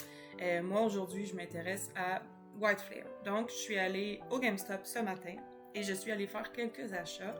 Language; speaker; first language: French; native; French